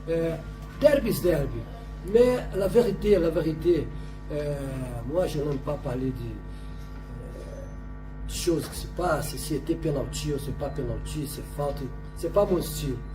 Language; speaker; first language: French; non-native, learner; Portuguese